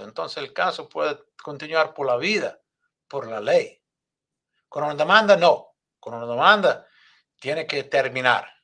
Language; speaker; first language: Spanish; non-native, learner; English